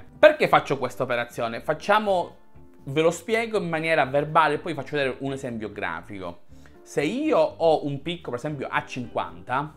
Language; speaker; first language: Italian; native; Italian